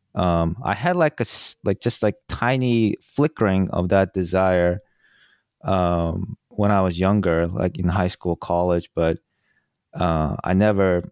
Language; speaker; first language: English; early bilingual, other home language; Korean